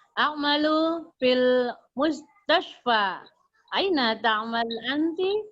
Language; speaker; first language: Arabic; non-native, learner; Indonesian